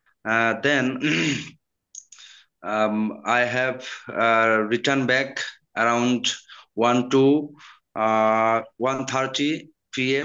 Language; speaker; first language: English; non-native, learner; Bangla